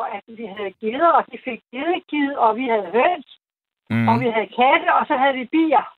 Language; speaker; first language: Danish; native; Danish